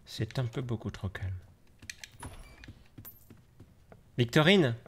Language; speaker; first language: French; native; French